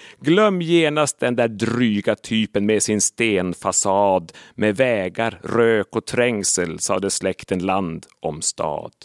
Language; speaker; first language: Swedish; native; Swedish